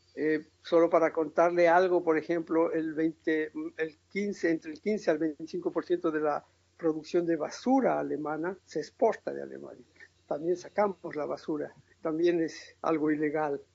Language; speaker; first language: Spanish; native; Spanish